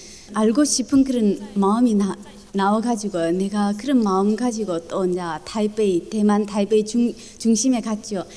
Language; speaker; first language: Korean; early bilingual, other home language; Chinese